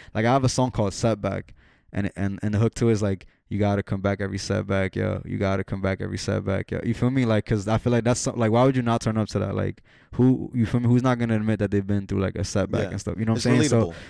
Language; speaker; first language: English; native; English